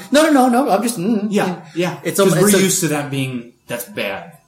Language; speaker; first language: English; early bilingual, other home language; Filipino